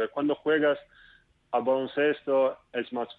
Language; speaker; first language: Spanish; non-native, fluent; Italian